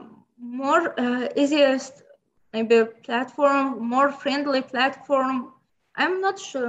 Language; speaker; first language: English; non-native, learner; Azerbaijani